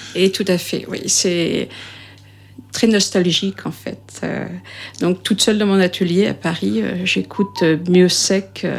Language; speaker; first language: French; native; French